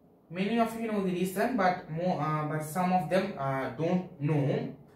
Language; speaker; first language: English; non-native, local second language; Tamil